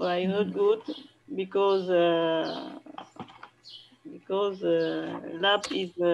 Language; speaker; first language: English; non-native, learner; French